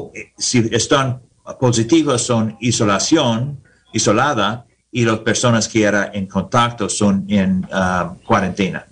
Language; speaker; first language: Spanish; non-native, learner; English